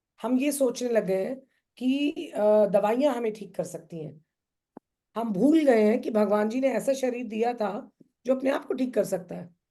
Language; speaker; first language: Hindi; native; Hindi